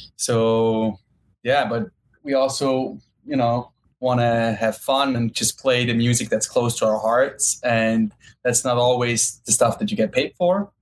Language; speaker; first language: English; non-native, fluent; German